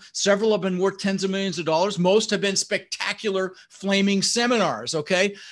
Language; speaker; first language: English; early bilingual, other home language; Dutch